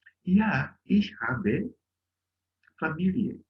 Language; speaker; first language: German; non-native, learner; Bemba